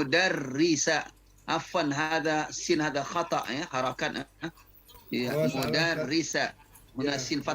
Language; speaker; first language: Arabic; non-native, fluent; Indonesian